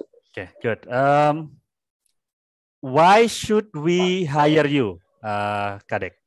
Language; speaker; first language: English; non-native, fluent; Indonesian